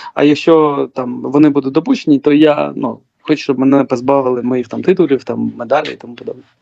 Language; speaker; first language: Ukrainian; early bilingual, other home language; Georgian